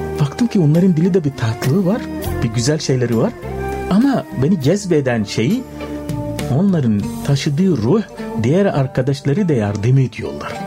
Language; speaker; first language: Turkish; non-native, fluent; Arabic